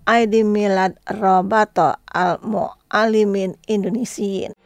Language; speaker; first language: Arabic; non-native, fluent; Indonesian